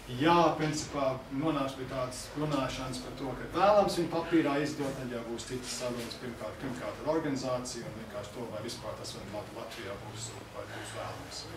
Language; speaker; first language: Latvian; early bilingual, heritage; English